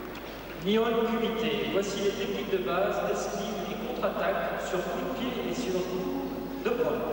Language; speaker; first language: French; native; French